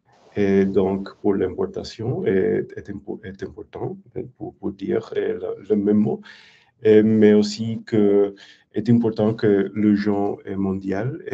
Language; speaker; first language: French; non-native, learner; English